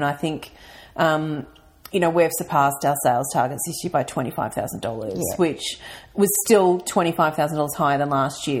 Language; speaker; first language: English; native; English